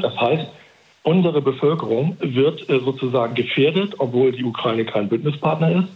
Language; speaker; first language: German; native; German